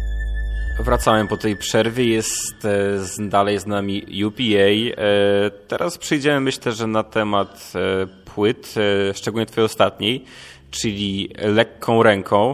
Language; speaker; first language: Polish; native; Polish